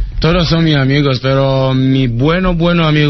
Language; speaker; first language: Spanish; non-native, learner; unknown